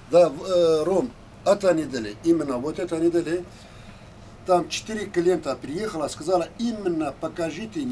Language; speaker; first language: Russian; non-native, learner; Turkish